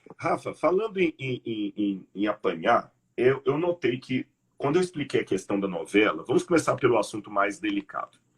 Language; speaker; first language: Portuguese; native; Portuguese